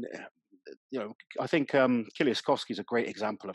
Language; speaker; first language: English; native; English